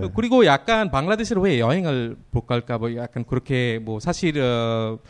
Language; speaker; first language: Korean; non-native, fluent; Bangla